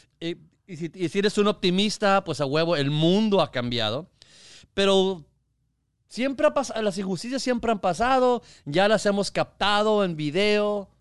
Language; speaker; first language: Spanish; early bilingual, heritage; Spanish